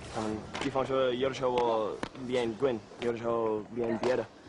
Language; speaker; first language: Chinese; non-native, learner; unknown